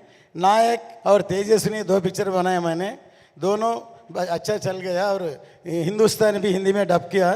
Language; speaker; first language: Hindi; non-native, local second language; Telugu